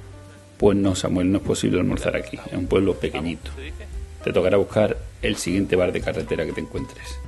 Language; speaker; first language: Spanish; native; Spanish